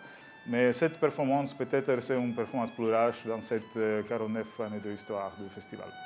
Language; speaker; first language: French; non-native, learner; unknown